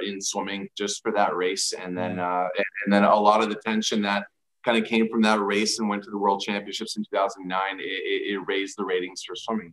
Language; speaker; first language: English; native; English